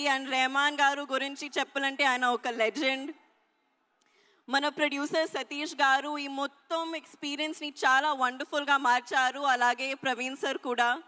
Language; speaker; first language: Telugu; non-native, learner; Hindi